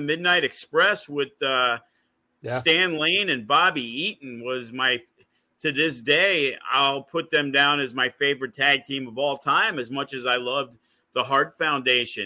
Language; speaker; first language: English; native; English